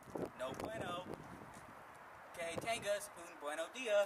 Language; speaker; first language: Spanish; non-native, learner; English